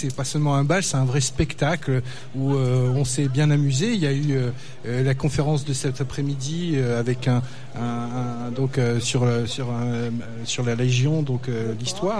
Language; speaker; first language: French; native; French